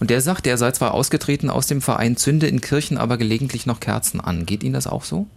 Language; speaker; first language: German; native; German